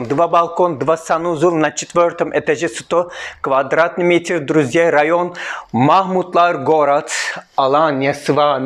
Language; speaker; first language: Russian; non-native, fluent; Turkish